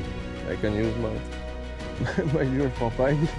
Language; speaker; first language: English; non-native, learner; French